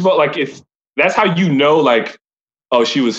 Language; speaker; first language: English; native; English